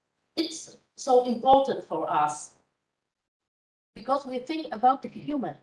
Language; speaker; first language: English; non-native, fluent; Polish